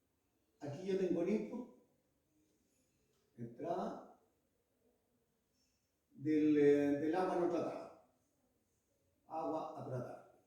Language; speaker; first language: Spanish; native; Spanish